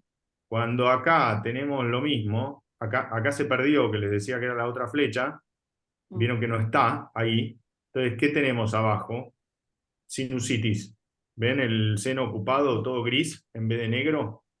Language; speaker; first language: Spanish; native; Spanish